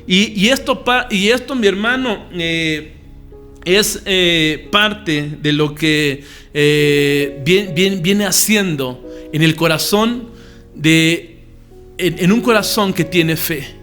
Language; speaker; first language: Spanish; native; Spanish